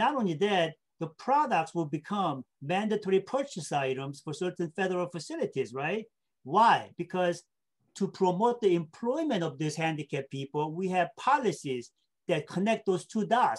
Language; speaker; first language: English; non-native, fluent; Korean